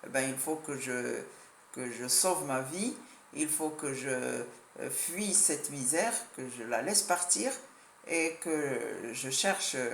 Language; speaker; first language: French; non-native, local second language; Arabic